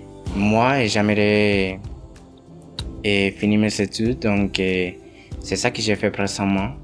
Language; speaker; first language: French; non-native, fluent; Spanish